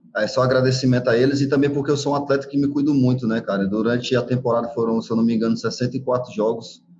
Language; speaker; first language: Portuguese; native; Portuguese